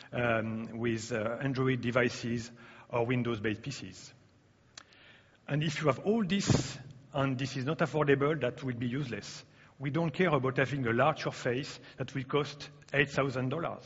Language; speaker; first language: English; non-native, fluent; French